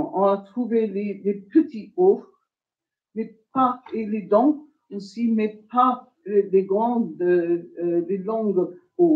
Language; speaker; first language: French; non-native, fluent; English